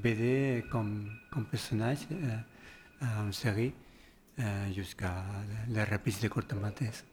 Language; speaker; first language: French; non-native, learner; Spanish